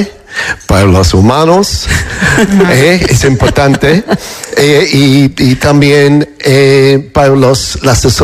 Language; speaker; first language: Spanish; non-native, fluent; English